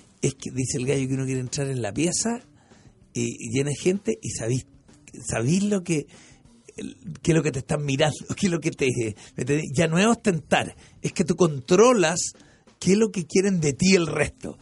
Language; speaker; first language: Spanish; native; Spanish